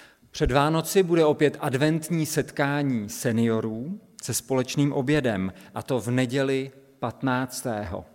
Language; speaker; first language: Czech; native; Czech